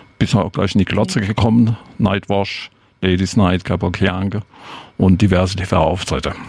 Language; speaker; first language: German; native; German